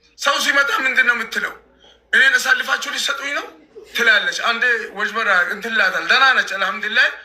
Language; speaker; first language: Amharic; non-native, local second language; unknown